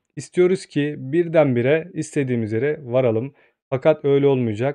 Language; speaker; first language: Turkish; native; Turkish